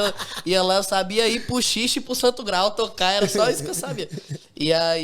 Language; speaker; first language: Portuguese; native; Portuguese